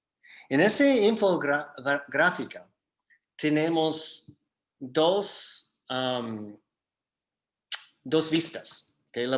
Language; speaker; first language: Spanish; non-native, fluent; English